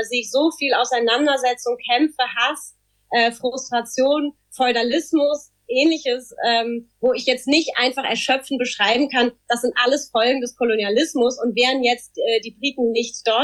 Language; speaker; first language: German; early bilingual, other home language; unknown